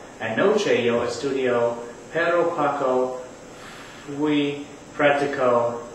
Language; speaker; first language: Spanish; non-native, learner; English